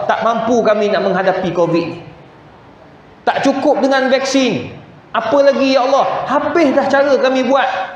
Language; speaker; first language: Malay; native; Malay